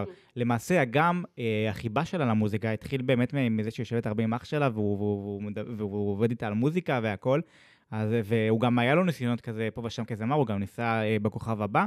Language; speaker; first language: Hebrew; native; Hebrew